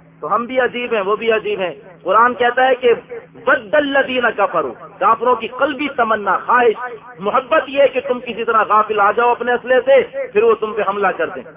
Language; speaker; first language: Urdu; non-native, local second language; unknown